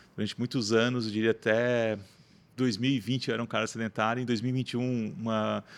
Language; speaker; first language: Portuguese; native; Portuguese